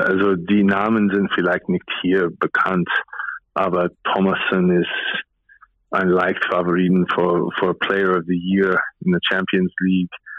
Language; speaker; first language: German; non-native, fluent; English